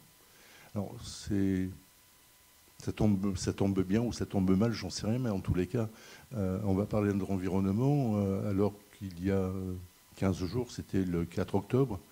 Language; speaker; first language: French; native; French